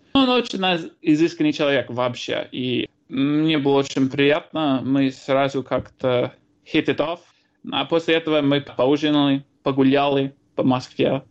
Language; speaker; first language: Russian; non-native, fluent; English